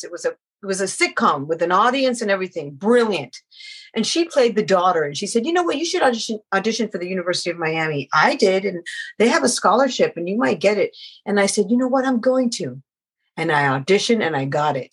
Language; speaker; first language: English; native; English